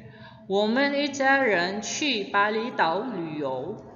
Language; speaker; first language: Chinese; non-native, fluent; Indonesian